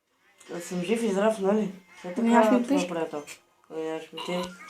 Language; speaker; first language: Bulgarian; native; Bulgarian